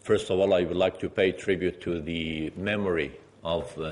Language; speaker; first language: English; non-native, fluent; Persian